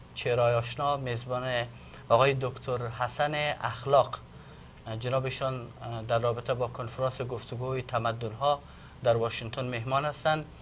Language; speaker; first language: Persian; native; Persian